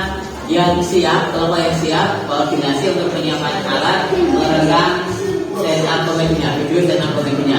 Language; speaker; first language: Indonesian; native; Indonesian